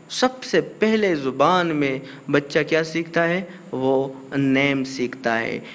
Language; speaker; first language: Urdu; non-native, local second language; Pashto